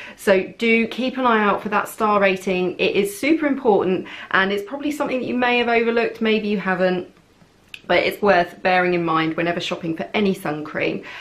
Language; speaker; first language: English; native; English